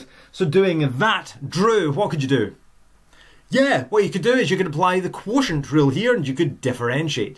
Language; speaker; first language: English; native; English